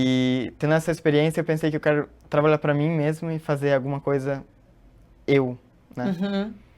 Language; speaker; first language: Portuguese; early bilingual, heritage; Portuguese